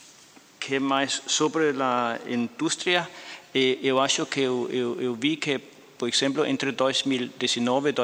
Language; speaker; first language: Portuguese; non-native, fluent; Danish